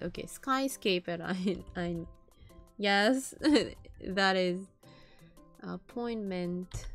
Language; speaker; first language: English; non-native, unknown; Japanese